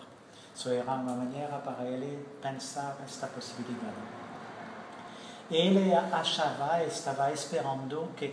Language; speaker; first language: Portuguese; non-native, fluent; French